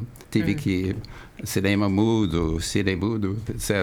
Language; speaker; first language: Portuguese; non-native, fluent; English